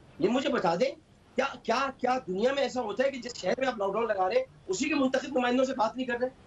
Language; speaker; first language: Urdu; native; Urdu